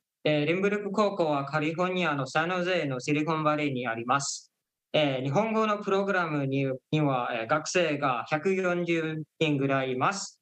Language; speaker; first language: Japanese; non-native, learner; English